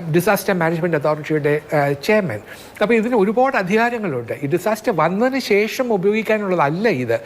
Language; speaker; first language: Malayalam; native; Malayalam